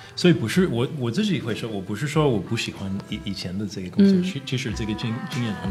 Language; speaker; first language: Chinese; non-native, fluent; English